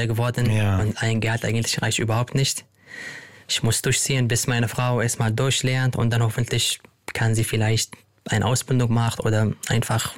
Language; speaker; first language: German; non-native, learner; Arabic